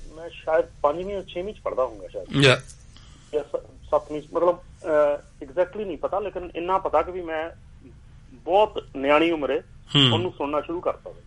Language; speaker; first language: Punjabi; non-native, local second language; Hindi